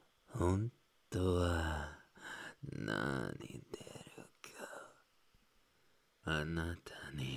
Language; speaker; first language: Japanese; non-native, learner; Spanish